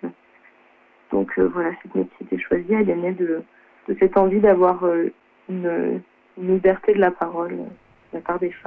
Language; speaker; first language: French; native; French